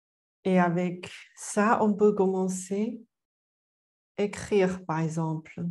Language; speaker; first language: French; non-native, fluent; Chinese